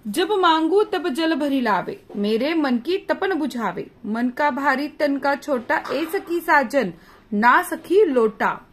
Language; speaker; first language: Hindi; non-native, local second language; Marathi